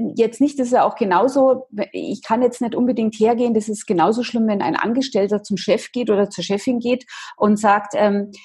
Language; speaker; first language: German; native; German